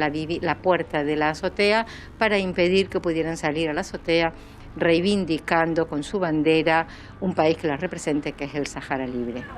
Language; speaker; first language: Spanish; native; Spanish